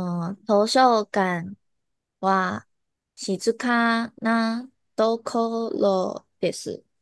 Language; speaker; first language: Japanese; non-native, learner; Chinese